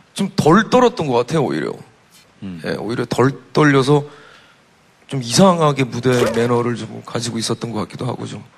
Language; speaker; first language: Korean; native; Korean